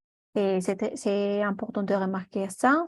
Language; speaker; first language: French; non-native, learner; Spanish